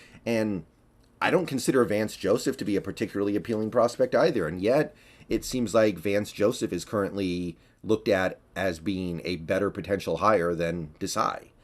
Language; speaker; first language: English; native; English